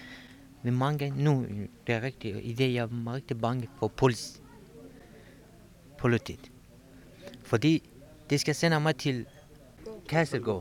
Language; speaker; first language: Danish; non-native, learner; Kurdish